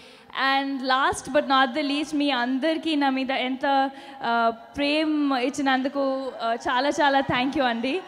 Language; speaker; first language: Telugu; non-native, fluent; Punjabi